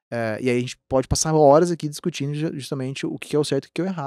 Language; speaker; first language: Portuguese; native; Portuguese